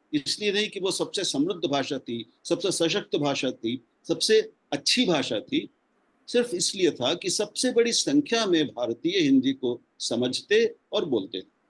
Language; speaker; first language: Hindi; non-native, local second language; Punjabi